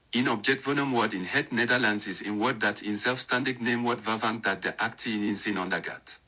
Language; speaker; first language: Dutch; non-native, learner; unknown